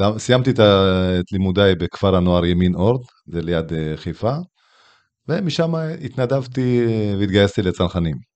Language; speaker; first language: Hebrew; early bilingual, other home language; Tigrinya